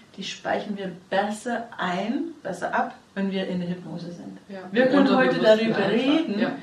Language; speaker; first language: German; non-native, fluent; English